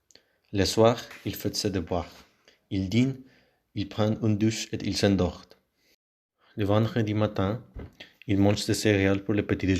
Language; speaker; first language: French; non-native, learner; Spanish